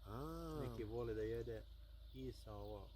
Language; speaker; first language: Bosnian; non-native, learner; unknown